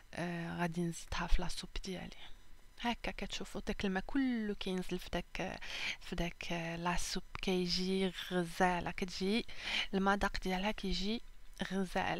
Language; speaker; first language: Arabic; native; Arabic